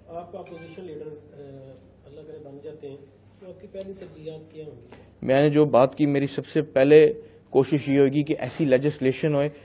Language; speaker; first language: Urdu; non-native, local second language; Punjabi